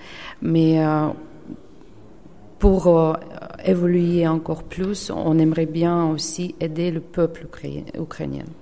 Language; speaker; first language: French; non-native, fluent; Ukrainian